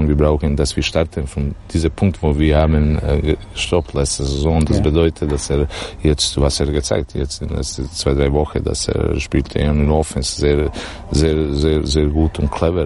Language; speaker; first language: German; non-native, learner; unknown